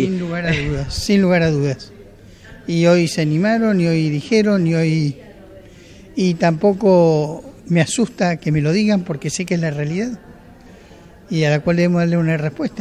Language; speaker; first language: Spanish; native; Spanish